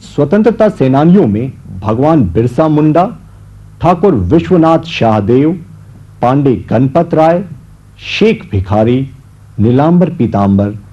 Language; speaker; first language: Hindi; native; Hindi